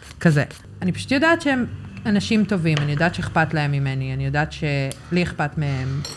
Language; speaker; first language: Hebrew; early bilingual, other home language; English